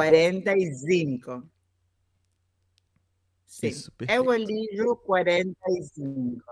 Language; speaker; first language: Portuguese; non-native, learner; Spanish